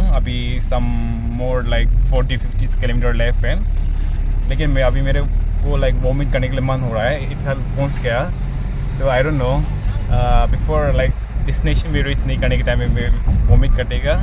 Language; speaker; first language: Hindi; non-native, local second language; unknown